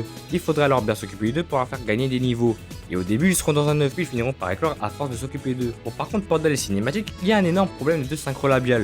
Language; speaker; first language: French; native; French